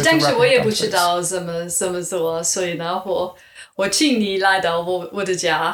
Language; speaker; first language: Chinese; non-native, learner; English